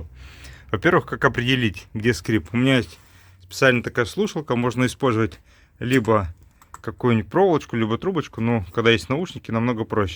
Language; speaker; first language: Russian; native; Russian